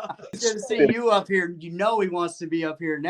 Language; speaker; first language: English; native; English